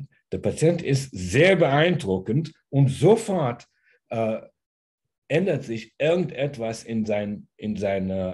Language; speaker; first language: German; early bilingual, heritage; German